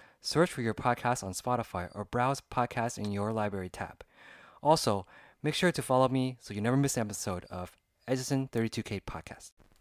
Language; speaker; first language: English; early bilingual, other home language; Vietnamese